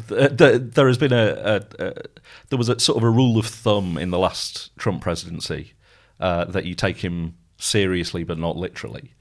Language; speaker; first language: English; native; English